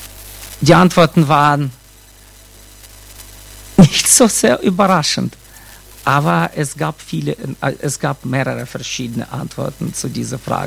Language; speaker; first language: German; non-native, fluent; Russian